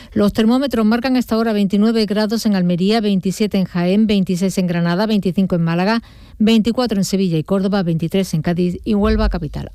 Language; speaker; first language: Spanish; native; Spanish